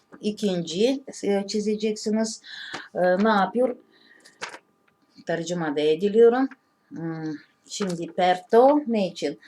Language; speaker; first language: Turkish; non-native, learner; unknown